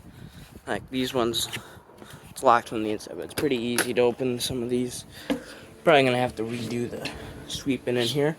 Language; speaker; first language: English; native; English